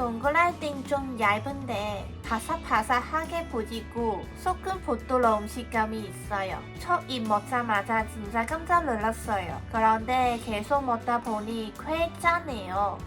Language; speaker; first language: Korean; non-native, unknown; Cantonese